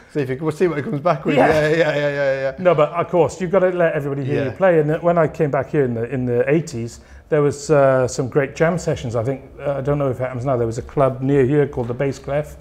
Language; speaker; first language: English; native; English